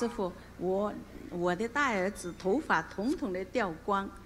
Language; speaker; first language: Chinese; non-native, local second language; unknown